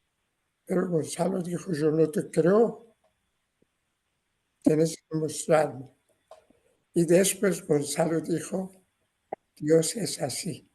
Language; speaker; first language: Spanish; non-native, learner; Persian